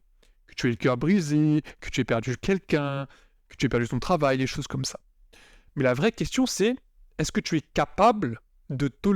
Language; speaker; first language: French; native; French